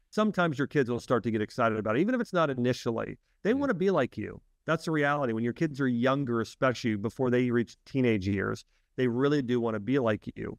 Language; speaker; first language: English; native; English